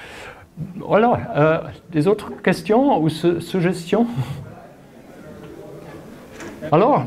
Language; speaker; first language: French; non-native, learner; German